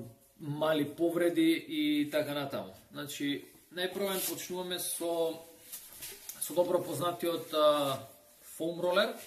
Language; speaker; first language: Macedonian; native; Macedonian